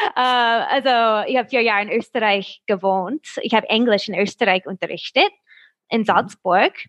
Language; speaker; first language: German; non-native, fluent; English